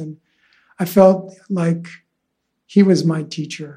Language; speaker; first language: English; native; English